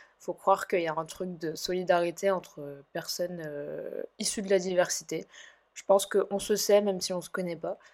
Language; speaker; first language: French; native; French